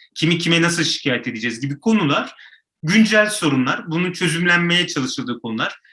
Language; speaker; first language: Turkish; native; Turkish